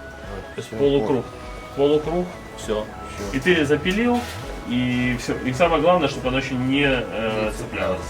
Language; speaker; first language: Russian; native; Russian